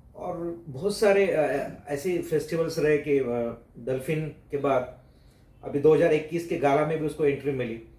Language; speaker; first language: Hindi; non-native, local second language; Marathi